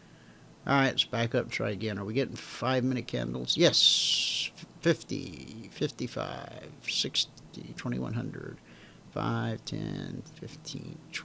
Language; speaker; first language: English; native; English